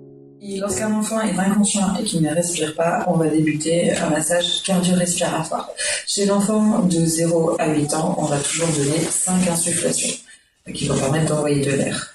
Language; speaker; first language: French; native; French